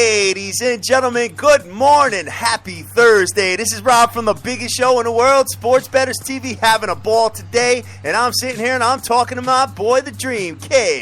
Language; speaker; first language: English; native; English